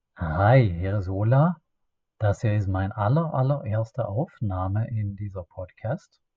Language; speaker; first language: German; non-native, fluent; Swedish